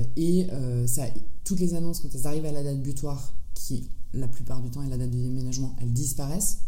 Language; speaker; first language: French; native; French